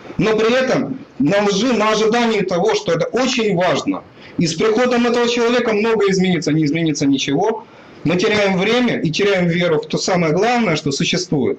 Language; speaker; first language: Russian; non-native, local second language; Ukrainian